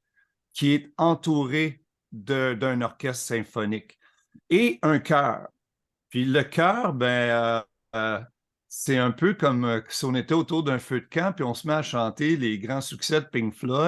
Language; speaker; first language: French; native; French